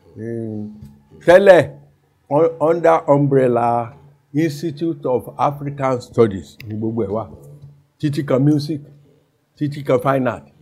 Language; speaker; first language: Yoruba; native; Yoruba